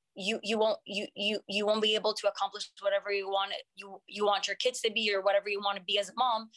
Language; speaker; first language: English; non-native, fluent; French